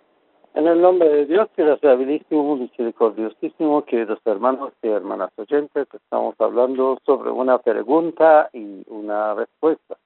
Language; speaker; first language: Spanish; non-native, fluent; Persian